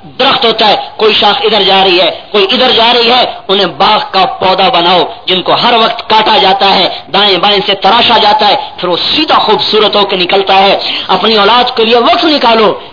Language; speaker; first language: Urdu; non-native, local second language; Punjabi